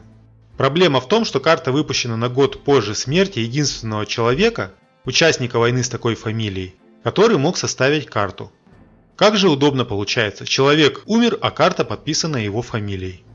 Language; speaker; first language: Russian; native; Russian